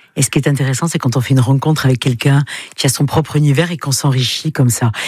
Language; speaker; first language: French; native; French